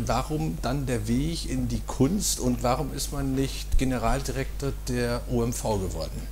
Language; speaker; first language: German; native; German